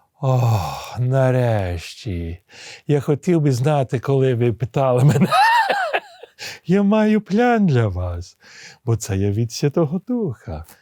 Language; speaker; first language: Ukrainian; early bilingual, heritage; English